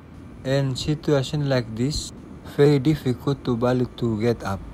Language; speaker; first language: English; non-native, learner; Indonesian